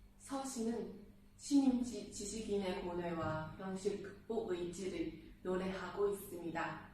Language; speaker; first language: Korean; non-native, fluent; Chinese